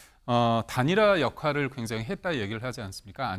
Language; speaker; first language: Korean; native; Korean